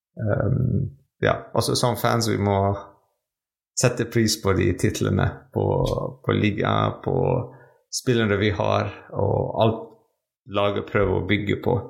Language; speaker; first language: Norwegian; non-native, fluent; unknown